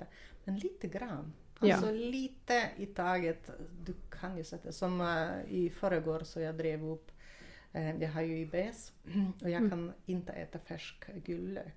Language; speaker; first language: Swedish; non-native, fluent; Russian